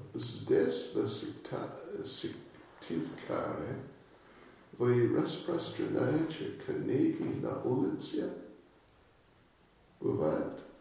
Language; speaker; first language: Russian; non-native, learner; English